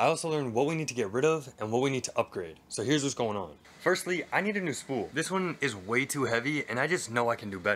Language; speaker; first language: English; native; English